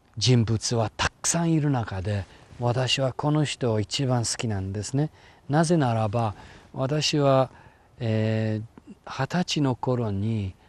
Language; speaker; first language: Japanese; non-native, fluent; English